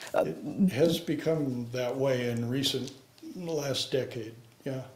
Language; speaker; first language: English; native; English